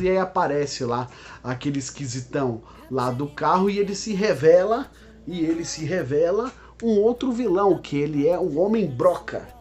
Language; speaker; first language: Portuguese; native; Portuguese